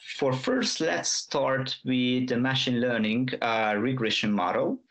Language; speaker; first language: English; non-native, fluent; Hungarian